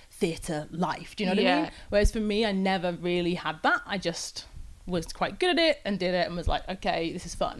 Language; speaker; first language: English; native; English